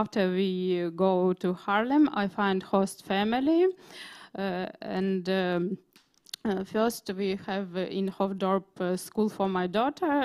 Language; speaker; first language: English; non-native, learner; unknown